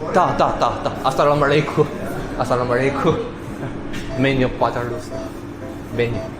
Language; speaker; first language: Russian; non-native, learner; Korean